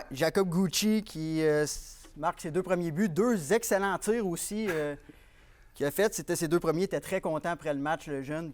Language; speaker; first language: French; native; French